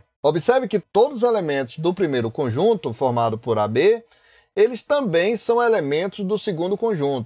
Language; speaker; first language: Portuguese; native; Portuguese